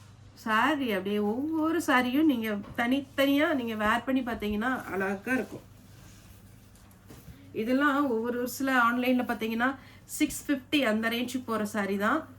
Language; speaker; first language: Tamil; native; Tamil